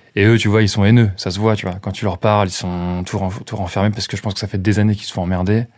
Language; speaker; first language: French; native; French